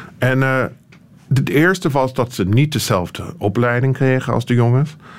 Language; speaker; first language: Dutch; non-native, fluent; English